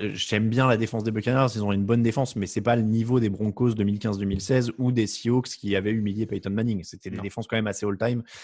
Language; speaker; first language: French; native; French